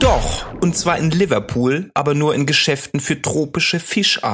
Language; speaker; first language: German; native; German